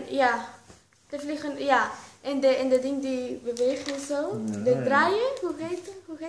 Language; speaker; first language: Dutch; non-native, learner; Spanish